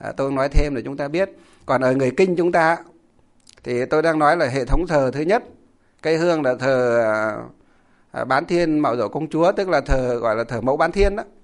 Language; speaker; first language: Vietnamese; non-native, local second language; Muong